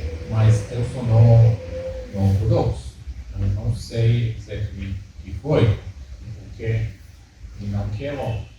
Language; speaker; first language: Portuguese; early bilingual, heritage; Hebrew